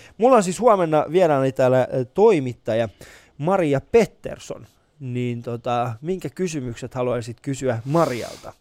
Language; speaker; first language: Finnish; early bilingual, other home language; Persian